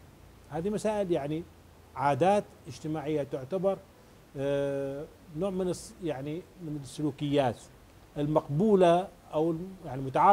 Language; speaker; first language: Arabic; native; Arabic